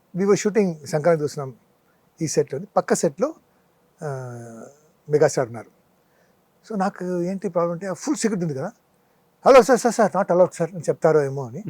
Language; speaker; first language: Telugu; non-native, local second language; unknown